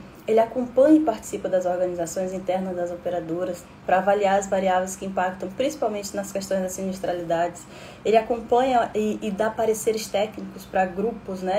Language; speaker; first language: Portuguese; native; Portuguese